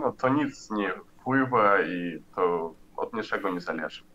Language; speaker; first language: Polish; non-native, learner; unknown